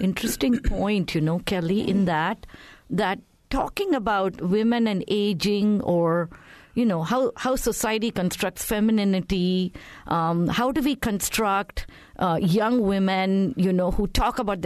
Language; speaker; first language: English; non-native, local second language; Tamil